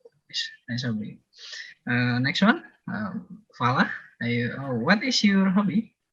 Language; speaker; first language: English; non-native, learner; Indonesian